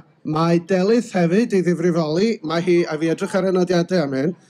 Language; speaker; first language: Welsh; native; Welsh